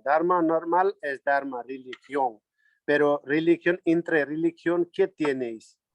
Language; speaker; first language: Spanish; non-native, learner; Nepali